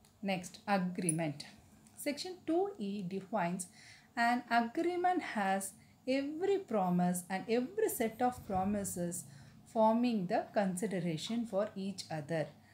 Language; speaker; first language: English; non-native, local second language; Tamil